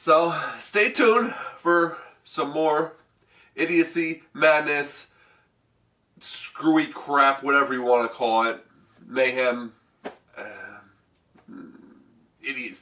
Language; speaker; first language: English; native; English